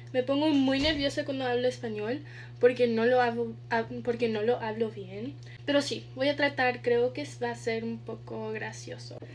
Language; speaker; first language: Spanish; early bilingual, heritage; Spanish